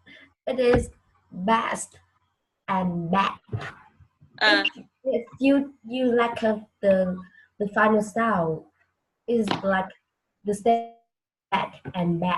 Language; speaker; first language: English; non-native, learner; Vietnamese